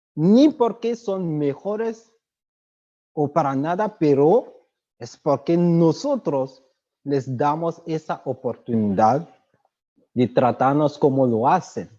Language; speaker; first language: Spanish; non-native, fluent; French